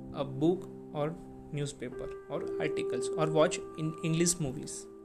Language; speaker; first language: English; non-native, local second language; Gujarati